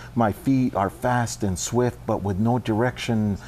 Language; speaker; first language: English; early bilingual, other home language; Spanish